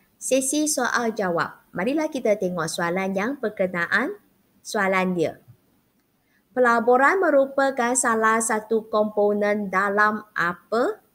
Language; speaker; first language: Malay; non-native, local second language; Chinese